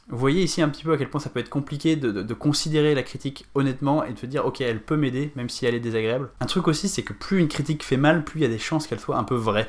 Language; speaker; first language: French; native; French